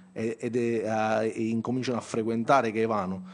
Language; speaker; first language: Italian; native; Italian